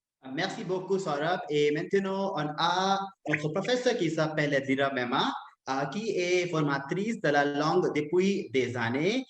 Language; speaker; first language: French; non-native, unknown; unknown